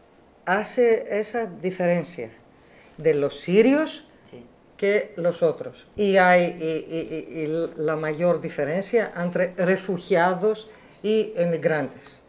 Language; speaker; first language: Spanish; non-native, learner; Greek